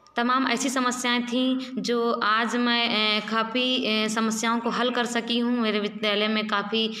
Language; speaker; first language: Hindi; native; Hindi